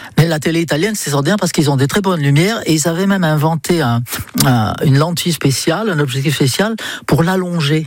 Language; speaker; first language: French; non-native, fluent; English